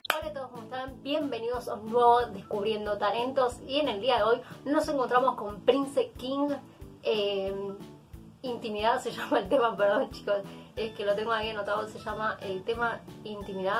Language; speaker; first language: Spanish; native; Spanish